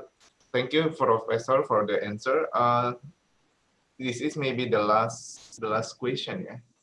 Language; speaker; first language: English; non-native, learner; Indonesian